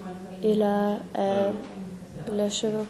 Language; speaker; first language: French; non-native, learner; English